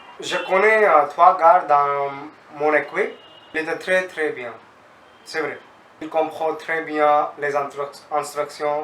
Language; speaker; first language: French; non-native, learner; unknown